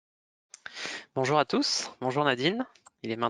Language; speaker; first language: French; native; French